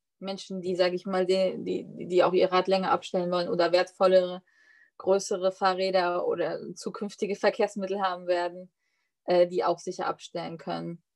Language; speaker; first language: German; native; German